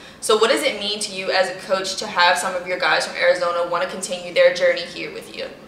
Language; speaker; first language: English; native; English